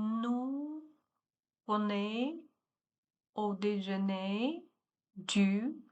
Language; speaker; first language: French; non-native, learner; Chinese